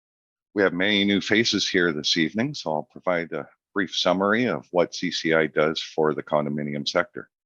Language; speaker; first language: English; native; English